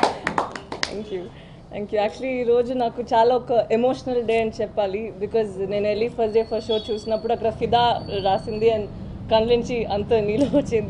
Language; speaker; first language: Telugu; non-native, fluent; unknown